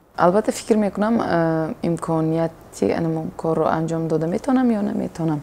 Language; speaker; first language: Tajik; non-native, local second language; Uzbek